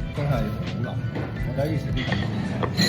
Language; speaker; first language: Cantonese; native; Cantonese